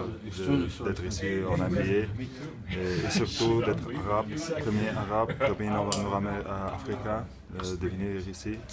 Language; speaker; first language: French; non-native, local second language; Arabic